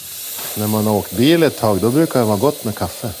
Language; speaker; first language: Swedish; native; Swedish